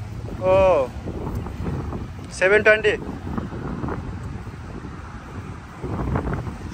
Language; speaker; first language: English; non-native, learner; Nepali